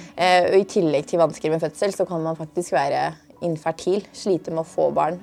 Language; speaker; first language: Norwegian; early bilingual, other home language; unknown